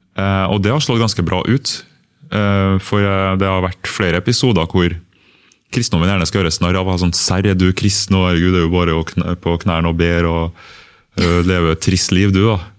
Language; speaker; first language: Norwegian; early bilingual, other home language; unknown